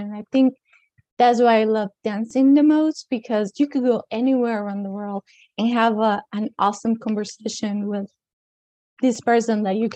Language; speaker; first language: English; non-native, fluent; Spanish